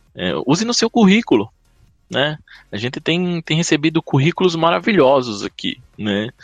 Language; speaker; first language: Portuguese; native; Portuguese